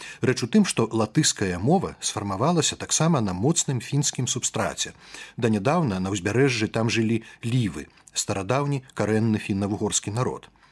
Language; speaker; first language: Belarusian; native; Belarusian